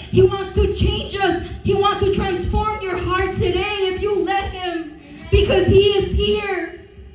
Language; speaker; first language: English; early bilingual, other home language; Spanish